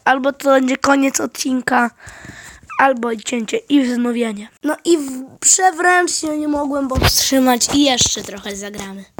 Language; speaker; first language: Polish; native; Polish